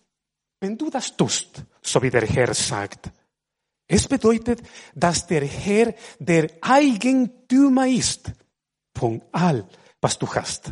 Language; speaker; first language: German; non-native, fluent; Spanish